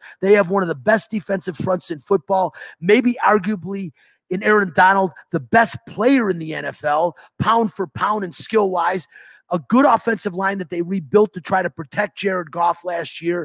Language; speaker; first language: English; native; English